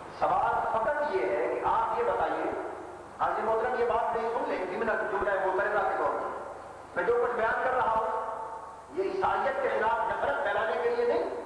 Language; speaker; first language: Urdu; non-native, local second language; Punjabi